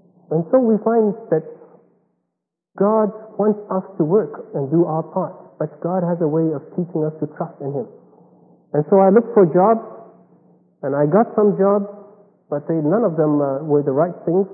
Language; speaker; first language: English; non-native, fluent; Chinese